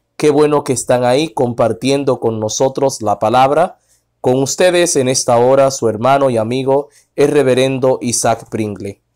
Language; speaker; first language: Spanish; non-native, fluent; Haitian Creole